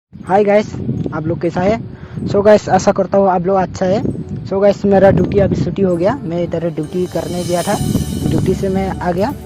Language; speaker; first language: Hindi; non-native, local second language; Bodo